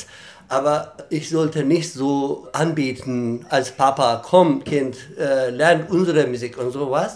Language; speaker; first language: German; non-native, fluent; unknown